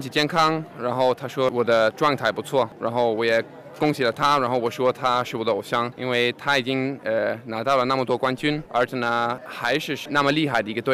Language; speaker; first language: Chinese; non-native, fluent; Danish